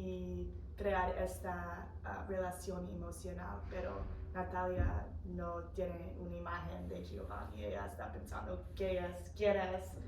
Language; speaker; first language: Spanish; non-native, fluent; English